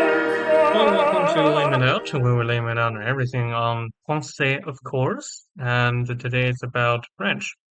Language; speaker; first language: English; non-native, fluent; Chinese